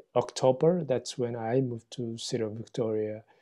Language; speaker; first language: English; non-native, fluent; Somali